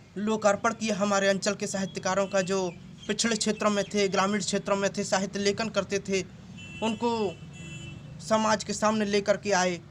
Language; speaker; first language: Hindi; native; Hindi